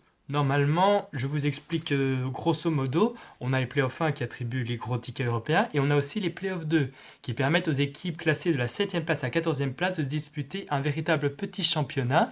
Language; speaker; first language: French; native; French